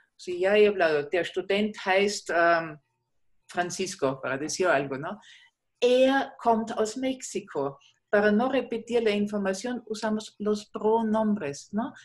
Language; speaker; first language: Spanish; non-native, fluent; German